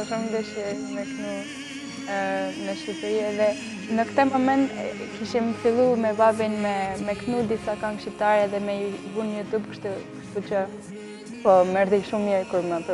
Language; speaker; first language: Albanian; early bilingual, heritage; French